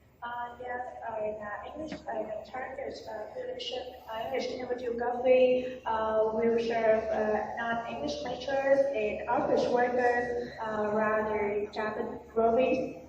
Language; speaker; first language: English; non-native, learner; Vietnamese